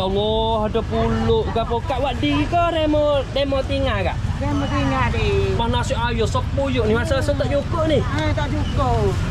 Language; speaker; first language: Malay; native; Malay